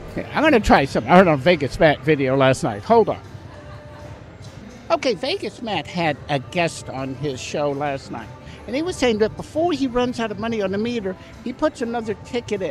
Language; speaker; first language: English; native; English